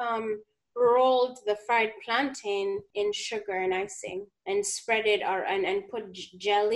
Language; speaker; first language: English; non-native, local second language; Ganda